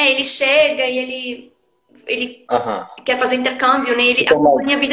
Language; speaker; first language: Portuguese; non-native, fluent; Arabic